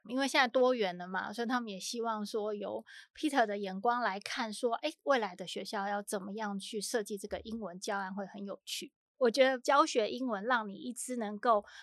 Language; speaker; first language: Chinese; native; Chinese